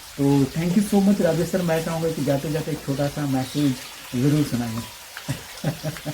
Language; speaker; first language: Hindi; non-native, local second language; Marathi